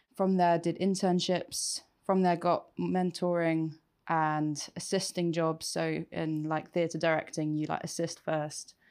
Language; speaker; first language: English; native; English